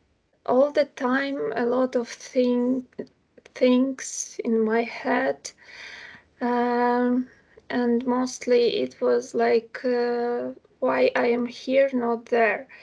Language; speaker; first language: English; non-native, fluent; Ukrainian